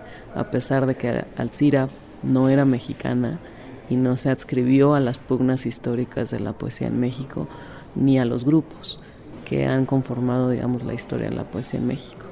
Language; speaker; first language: Spanish; native; Spanish